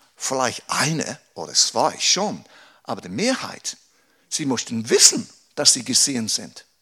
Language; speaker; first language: German; non-native, fluent; English